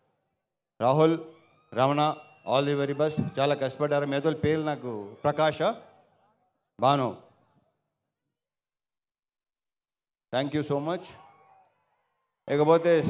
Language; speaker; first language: Telugu; native; Telugu